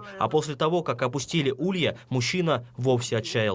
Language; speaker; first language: Russian; native; Russian